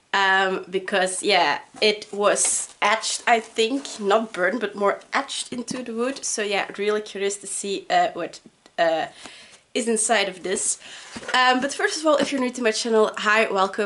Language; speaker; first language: English; non-native, fluent; Dutch